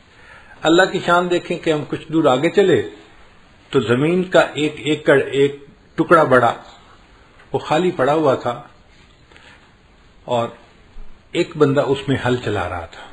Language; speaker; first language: Urdu; native; Urdu